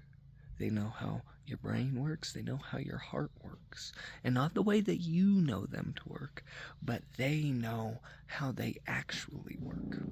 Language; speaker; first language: English; native; English